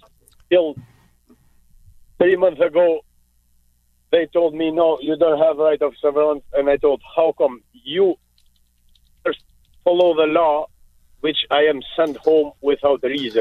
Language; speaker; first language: English; non-native, learner; Albanian